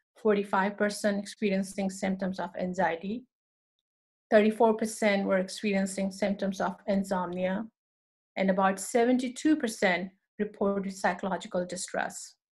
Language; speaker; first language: English; non-native, local second language; Urdu